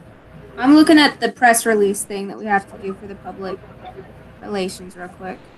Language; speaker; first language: English; native; English